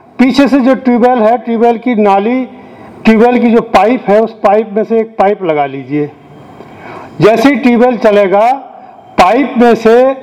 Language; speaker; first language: Hindi; native; Hindi